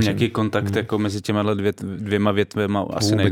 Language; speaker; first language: Czech; native; Czech